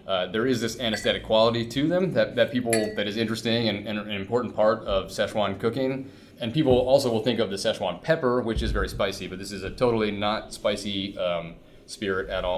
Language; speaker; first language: English; native; English